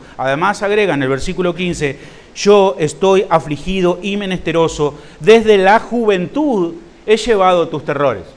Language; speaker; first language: Spanish; native; Spanish